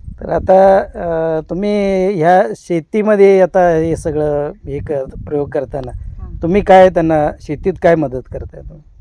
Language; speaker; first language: Marathi; native; Marathi